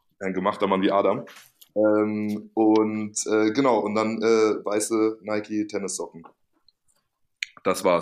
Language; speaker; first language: German; native; German